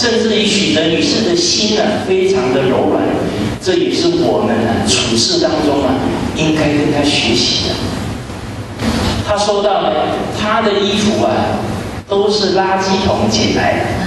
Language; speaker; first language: Chinese; native; Chinese